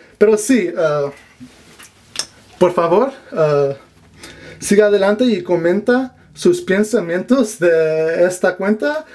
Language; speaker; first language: Spanish; non-native, learner; English